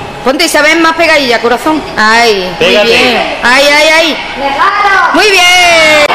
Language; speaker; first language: Spanish; native; Spanish